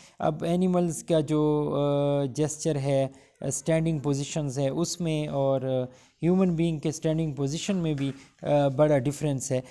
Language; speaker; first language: Urdu; non-native, local second language; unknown